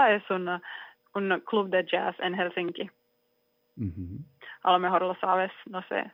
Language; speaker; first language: Spanish; non-native, learner; Finnish